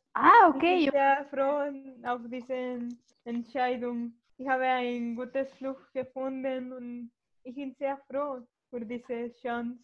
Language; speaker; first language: German; non-native, learner; Spanish